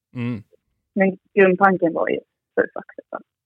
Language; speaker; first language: Swedish; native; Swedish